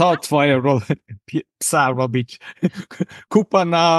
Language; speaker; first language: Polish; non-native, learner; English